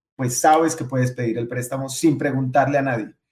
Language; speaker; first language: Spanish; native; Spanish